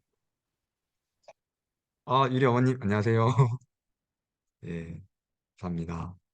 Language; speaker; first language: Korean; native; Korean